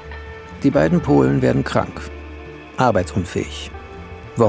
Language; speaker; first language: German; native; German